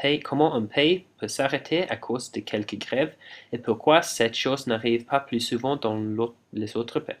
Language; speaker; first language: French; non-native, fluent; English